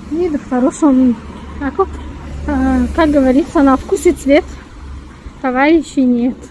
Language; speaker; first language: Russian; non-native, local second language; Tajik